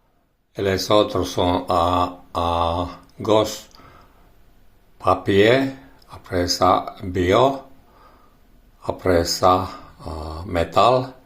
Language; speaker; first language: French; non-native, learner; Finnish